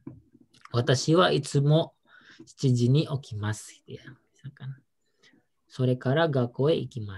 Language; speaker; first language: Japanese; non-native, fluent; Indonesian